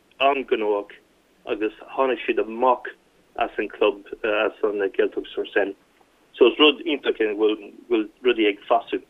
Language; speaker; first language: Irish; non-native, local second language; English